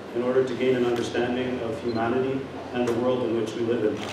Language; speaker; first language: English; native; English